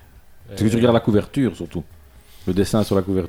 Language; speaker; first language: French; native; French